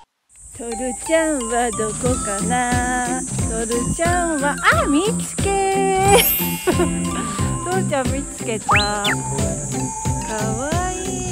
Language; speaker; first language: Japanese; native; Japanese